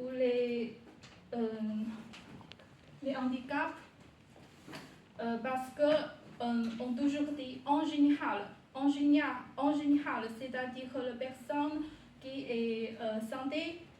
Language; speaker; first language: French; non-native, learner; Chinese